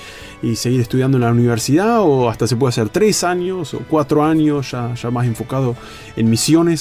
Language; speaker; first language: Spanish; native; Spanish